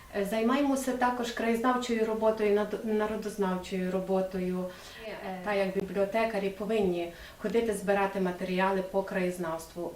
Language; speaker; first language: Ukrainian; native; Ukrainian